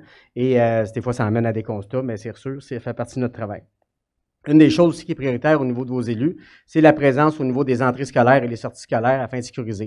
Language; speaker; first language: French; native; French